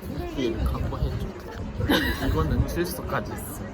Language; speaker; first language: Korean; non-native, learner; Japanese